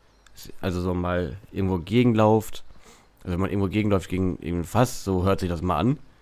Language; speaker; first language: German; native; German